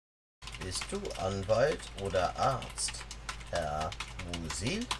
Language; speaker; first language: German; non-native, learner; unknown